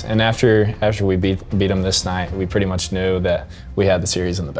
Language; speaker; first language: English; native; English